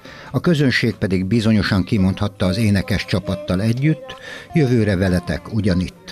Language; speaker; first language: Hungarian; native; Hungarian